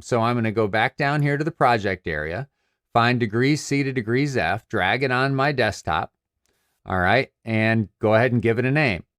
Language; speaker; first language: English; native; English